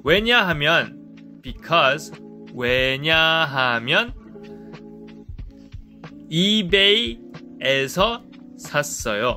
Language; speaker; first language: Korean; non-native, fluent; English